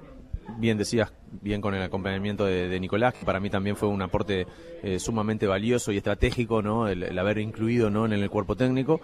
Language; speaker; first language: Spanish; native; Spanish